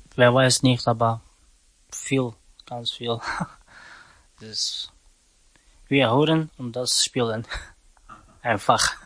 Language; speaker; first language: German; non-native, learner; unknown